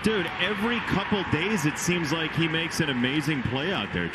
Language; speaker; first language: English; native; English